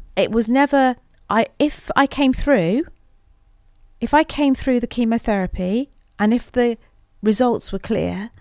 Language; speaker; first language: English; native; English